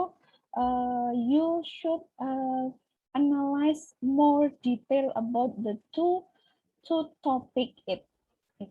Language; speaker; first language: English; non-native, learner; Indonesian